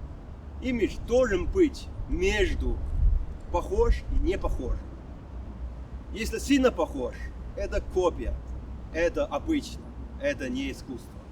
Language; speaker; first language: Russian; non-native, fluent; Chinese